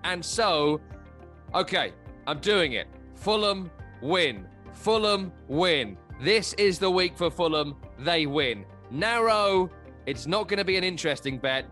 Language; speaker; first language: English; native; English